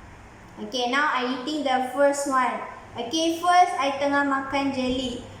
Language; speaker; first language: English; non-native, learner; Malay